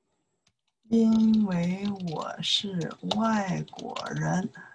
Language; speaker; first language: Chinese; non-native, learner; English